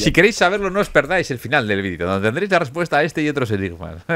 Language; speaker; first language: Spanish; native; Spanish